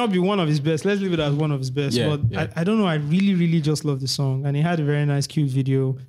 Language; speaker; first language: English; non-native, local second language; Yoruba